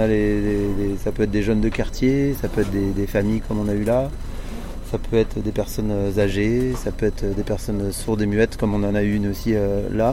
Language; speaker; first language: French; native; French